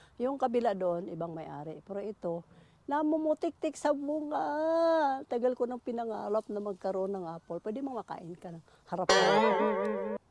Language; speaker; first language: Filipino; non-native, local second language; Cebuano